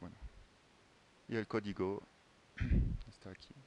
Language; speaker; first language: Spanish; non-native, fluent; French